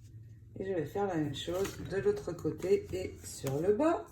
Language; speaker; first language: French; native; French